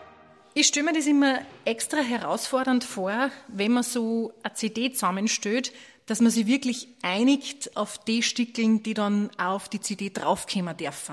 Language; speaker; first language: German; native; German